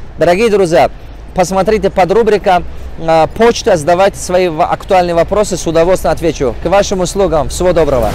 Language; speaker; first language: Russian; non-native, local second language; Tajik